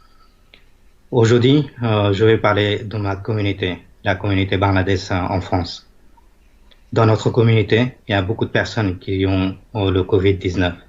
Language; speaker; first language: French; non-native, fluent; Bangla